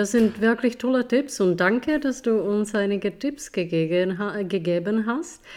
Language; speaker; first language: German; non-native, fluent; Czech